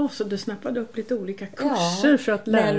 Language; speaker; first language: Swedish; native; Swedish